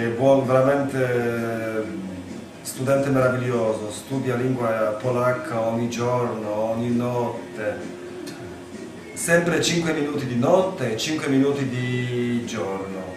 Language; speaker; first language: Italian; non-native, learner; Polish